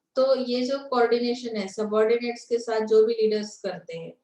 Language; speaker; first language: Hindi; non-native, local second language; Marathi